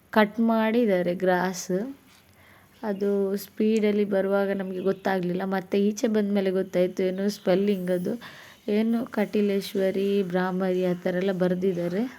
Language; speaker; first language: Kannada; non-native, local second language; Tulu